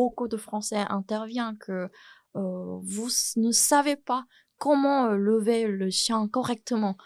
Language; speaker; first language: French; non-native, fluent; Chinese